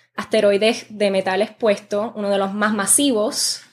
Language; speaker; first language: Spanish; early bilingual, heritage; Spanish